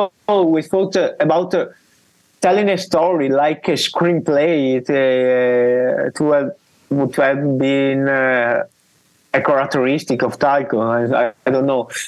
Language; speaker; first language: English; non-native, learner; Italian